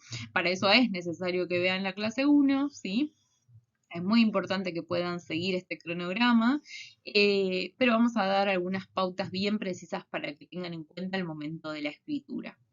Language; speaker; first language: Spanish; native; Spanish